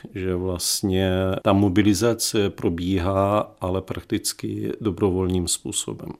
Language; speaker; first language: Czech; non-native, fluent; Ukrainian